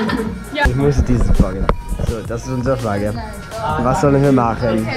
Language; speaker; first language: German; non-native, learner; English